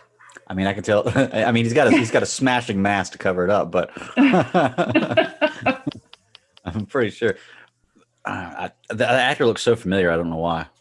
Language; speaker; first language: English; native; English